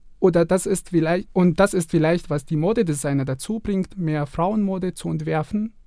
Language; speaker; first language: German; non-native, fluent; Arabic